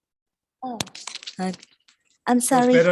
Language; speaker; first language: English; non-native, learner; Vietnamese